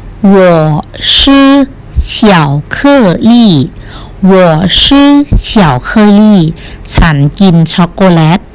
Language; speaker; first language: Chinese; non-native, fluent; Thai